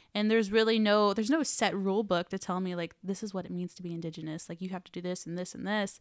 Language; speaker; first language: English; native; English